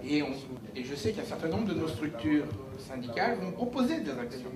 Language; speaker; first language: French; native; French